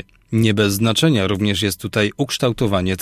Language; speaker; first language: Polish; native; Polish